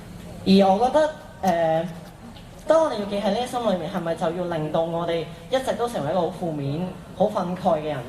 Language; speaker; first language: Cantonese; native; Cantonese